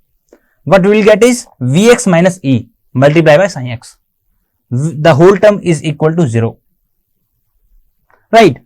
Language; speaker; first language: English; non-native, local second language; Hindi